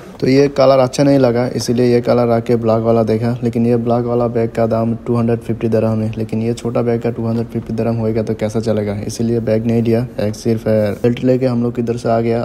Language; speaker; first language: Hindi; non-native, learner; Bangla